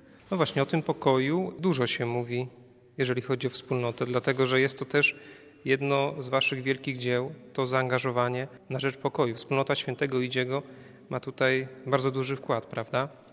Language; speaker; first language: Polish; native; Polish